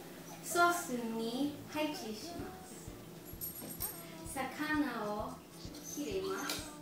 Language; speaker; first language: Japanese; non-native, learner; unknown